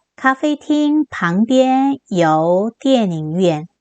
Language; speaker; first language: Chinese; non-native, fluent; Korean